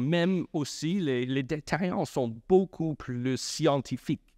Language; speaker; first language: French; non-native, local second language; English